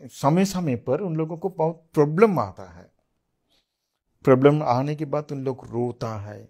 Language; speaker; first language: Hindi; non-native, fluent; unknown